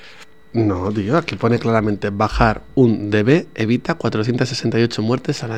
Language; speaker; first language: Spanish; native; Spanish